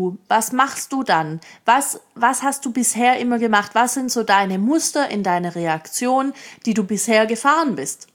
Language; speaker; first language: German; native; German